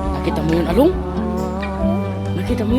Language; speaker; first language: Filipino; non-native, local second language; Iloko